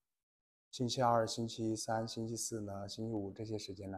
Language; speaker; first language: Chinese; native; Chinese